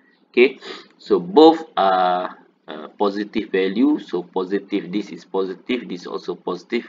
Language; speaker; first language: English; non-native, local second language; Malay